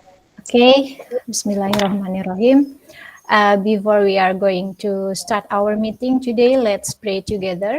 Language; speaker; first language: English; non-native, local second language; Indonesian